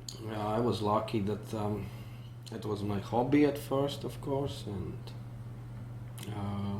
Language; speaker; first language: English; non-native, fluent; Latvian